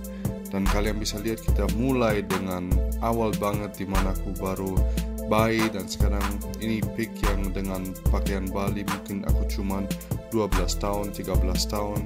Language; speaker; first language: Indonesian; early bilingual, heritage; Indonesian